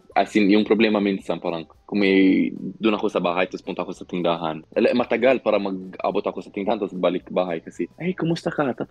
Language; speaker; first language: Filipino; non-native, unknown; Swedish